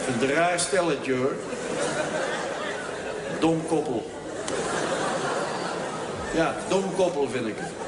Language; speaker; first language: Dutch; native; Dutch